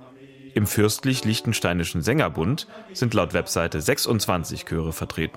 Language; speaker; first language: German; native; German